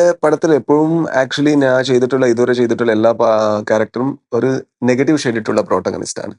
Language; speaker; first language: Malayalam; non-native, learner; Kannada